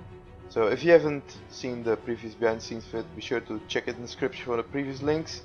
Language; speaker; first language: English; non-native, fluent; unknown